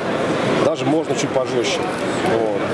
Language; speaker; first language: Russian; native; Russian